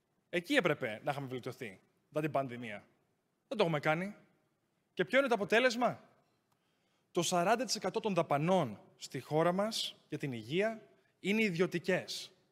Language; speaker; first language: Greek; native; Greek